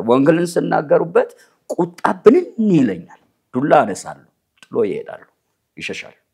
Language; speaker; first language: Amharic; non-native, local second language; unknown